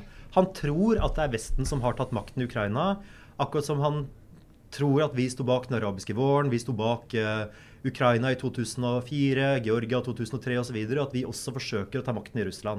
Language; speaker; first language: Norwegian; native; Norwegian